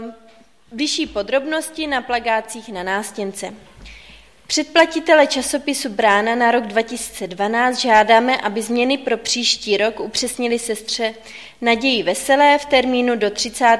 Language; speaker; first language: Czech; native; Czech